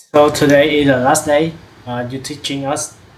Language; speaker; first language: English; non-native, learner; Vietnamese